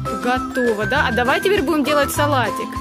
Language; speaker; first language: Russian; native; Russian